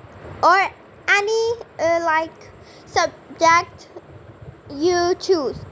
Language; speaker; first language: English; non-native, local second language; Urdu